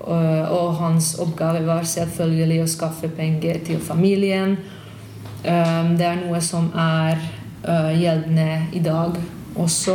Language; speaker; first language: Norwegian; non-native, fluent; Hungarian